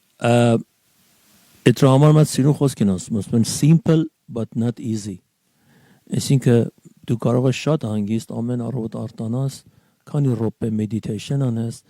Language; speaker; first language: Armenian; native; Armenian